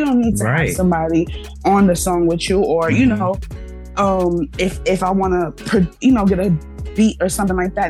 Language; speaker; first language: English; native; English